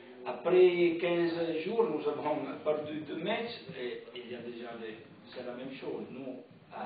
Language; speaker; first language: French; non-native, fluent; Italian